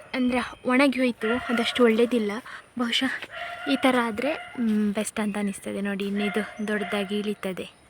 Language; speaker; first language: Kannada; non-native, local second language; Konkani